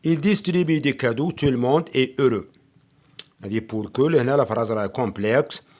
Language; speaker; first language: French; non-native, local second language; Arabic